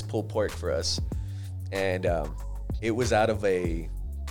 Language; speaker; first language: English; native; English